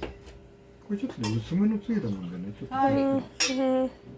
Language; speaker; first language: Japanese; native; Japanese